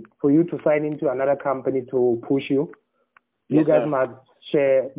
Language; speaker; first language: English; non-native, local second language; Tswana